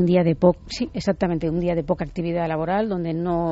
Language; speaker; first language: Spanish; native; Spanish